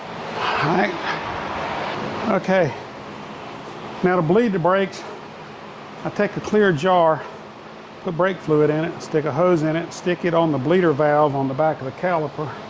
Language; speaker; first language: English; native; English